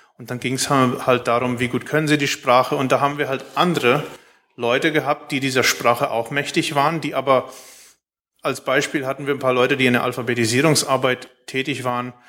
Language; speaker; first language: German; early bilingual, heritage; Plautdietsch